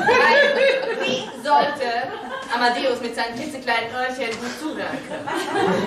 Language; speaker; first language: German; native; German